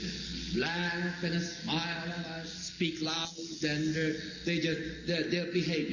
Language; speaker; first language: English; non-native, fluent; Korean